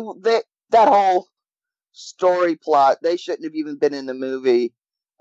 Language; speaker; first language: English; native; English